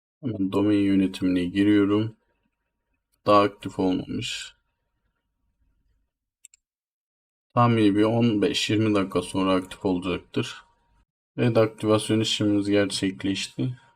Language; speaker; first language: Turkish; native; Turkish